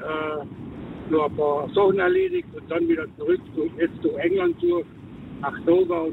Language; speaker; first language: German; native; German